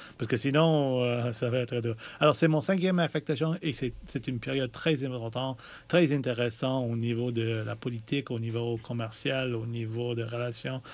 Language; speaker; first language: French; non-native, local second language; English